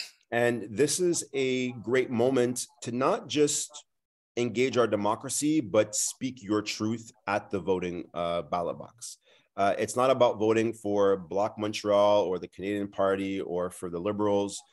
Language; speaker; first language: English; early bilingual, other home language; French